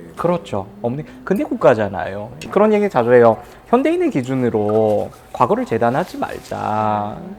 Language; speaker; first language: Korean; native; Korean